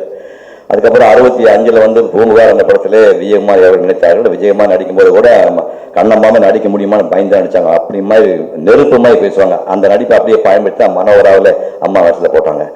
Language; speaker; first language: Tamil; native; Tamil